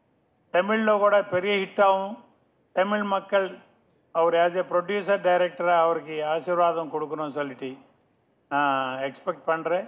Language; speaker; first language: Tamil; non-native, local second language; Telugu